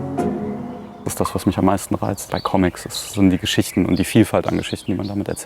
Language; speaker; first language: German; native; German